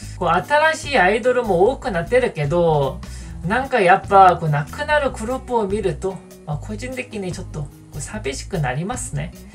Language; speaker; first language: Japanese; non-native, fluent; Korean